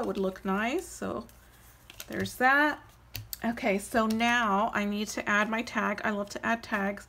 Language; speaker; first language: English; native; English